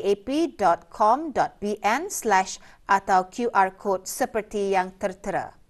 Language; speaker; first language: Malay; native; Malay